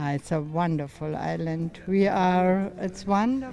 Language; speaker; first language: English; non-native, learner; German